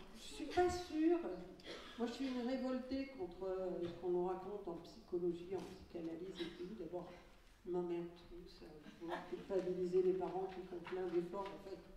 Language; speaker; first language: French; early bilingual, other home language; Catalan